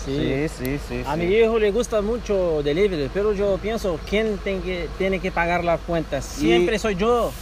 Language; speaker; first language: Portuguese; non-native, learner; Spanish